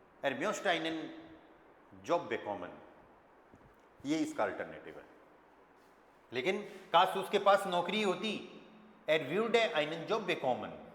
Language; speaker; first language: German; non-native, fluent; Hindi